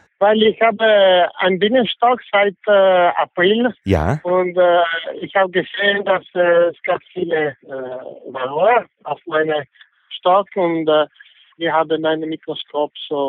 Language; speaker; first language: German; non-native, learner; English